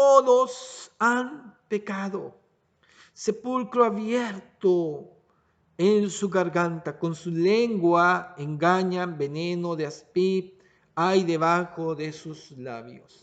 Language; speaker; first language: Spanish; native; Spanish